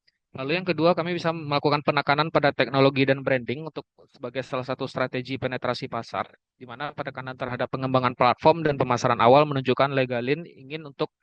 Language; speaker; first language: Indonesian; native; Indonesian